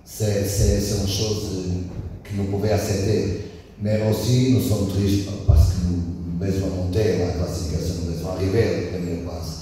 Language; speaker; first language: French; non-native, learner; Portuguese